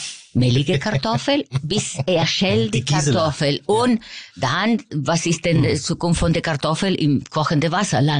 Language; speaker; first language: German; non-native, fluent; Spanish